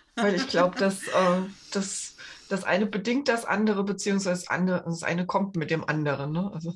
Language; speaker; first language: German; native; German